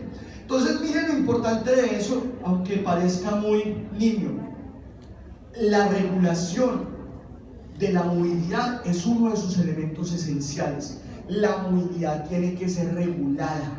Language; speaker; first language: Spanish; native; Spanish